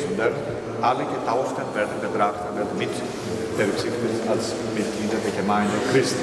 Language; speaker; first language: German; non-native, fluent; Greek